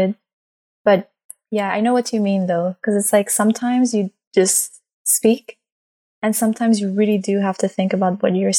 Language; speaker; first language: English; non-native, fluent; French